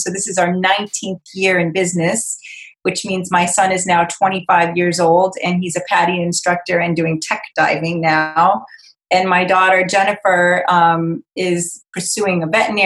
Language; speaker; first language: English; native; English